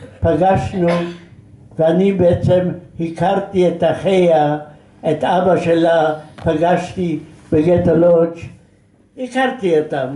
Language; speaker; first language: Hebrew; non-native, fluent; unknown